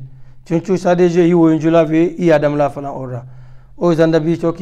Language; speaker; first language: Turkish; non-native, learner; French